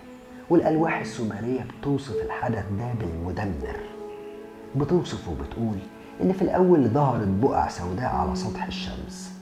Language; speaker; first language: Arabic; native; Arabic